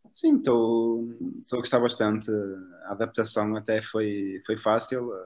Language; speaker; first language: Portuguese; native; Portuguese